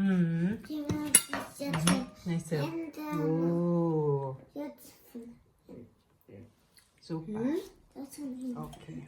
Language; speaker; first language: German; non-native, learner; Thai